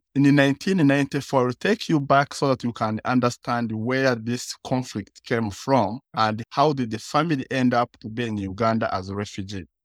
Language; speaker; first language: English; early bilingual, other home language; Kinyarwanda